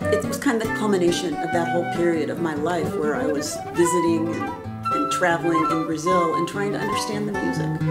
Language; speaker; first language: English; native; English